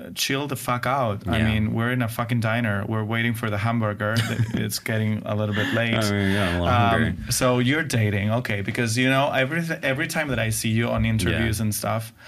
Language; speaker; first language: English; non-native, fluent; Spanish